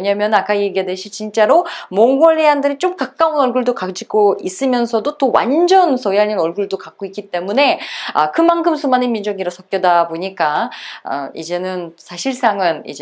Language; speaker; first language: Korean; non-native, fluent; Uzbek